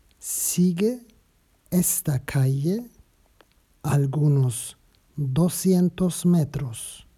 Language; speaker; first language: Spanish; non-native, learner; Turkish